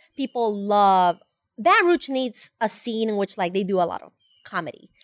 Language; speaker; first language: English; non-native, fluent; Spanish